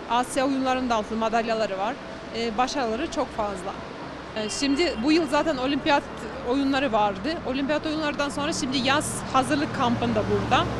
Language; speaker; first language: Turkish; non-native, fluent; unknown